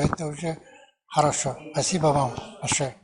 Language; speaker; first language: Russian; non-native, learner; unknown